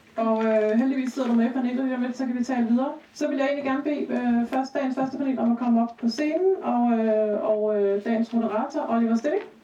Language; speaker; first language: Danish; native; Danish